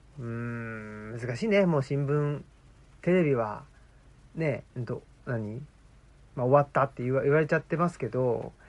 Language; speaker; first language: Japanese; native; Japanese